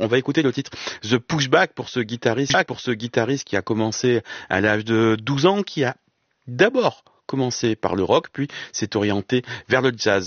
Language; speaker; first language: French; native; French